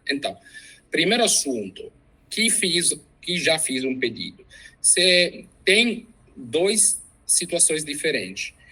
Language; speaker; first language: Portuguese; non-native, fluent; Italian